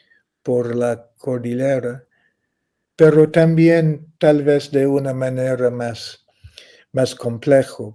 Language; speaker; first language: Spanish; non-native, fluent; English